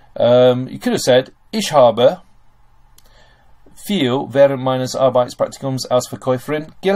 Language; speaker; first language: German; non-native, fluent; English